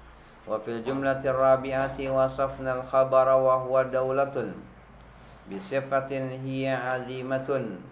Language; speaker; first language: Arabic; non-native, fluent; Indonesian